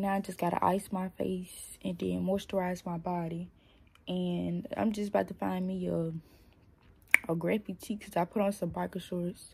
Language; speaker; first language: English; native; English